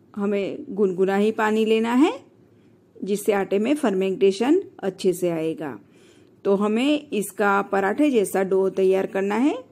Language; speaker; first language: Hindi; non-native, local second language; Gujarati